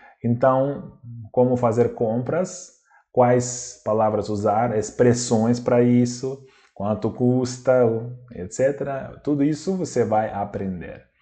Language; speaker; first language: Portuguese; non-native, fluent; Russian